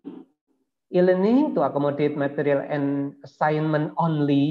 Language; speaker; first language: English; non-native, learner; Indonesian